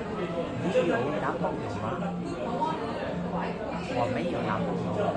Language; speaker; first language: Chinese; non-native, learner; Korean